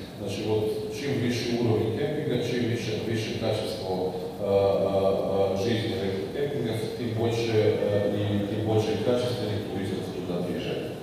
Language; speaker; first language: Russian; non-native, fluent; Croatian